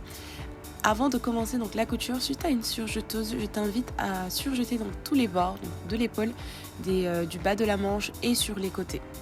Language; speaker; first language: French; native; French